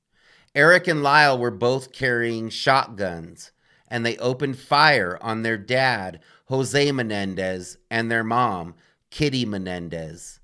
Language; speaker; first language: English; native; English